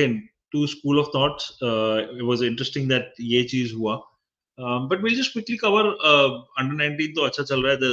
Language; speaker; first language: English; non-native, local second language; Hindi